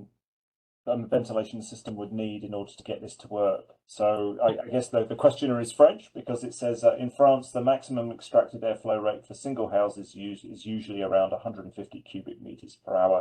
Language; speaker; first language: English; native; English